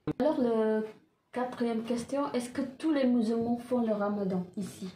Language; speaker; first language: French; non-native, learner; Indonesian